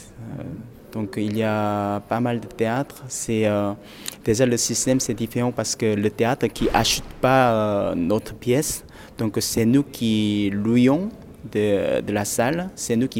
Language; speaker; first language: French; non-native, fluent; Korean